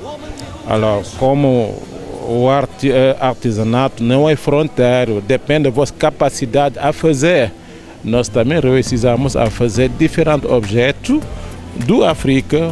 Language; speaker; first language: Portuguese; non-native, learner; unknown